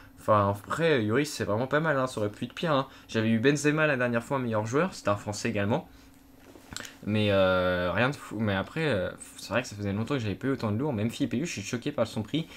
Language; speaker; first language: French; native; French